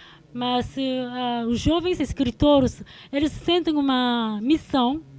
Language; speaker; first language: Portuguese; non-native, fluent; Korean